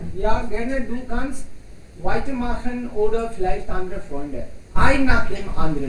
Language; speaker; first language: German; non-native, fluent; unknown